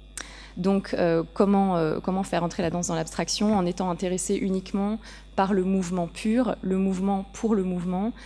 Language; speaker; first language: French; native; French